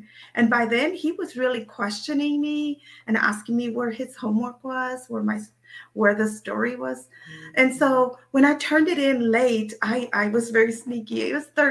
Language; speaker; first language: English; early bilingual, other home language; Spanish